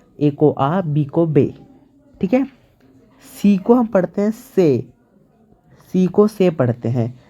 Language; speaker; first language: Hindi; native; Hindi